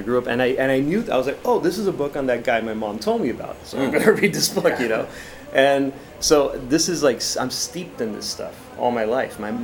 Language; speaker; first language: English; early bilingual, other home language; Spanish